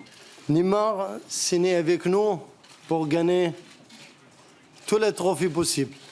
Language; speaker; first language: French; non-native, learner; Arabic